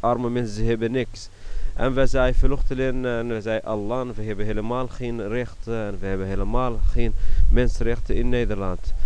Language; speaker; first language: Dutch; non-native, learner; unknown